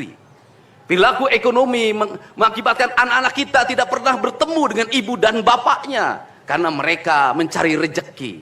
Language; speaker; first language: Indonesian; native; Indonesian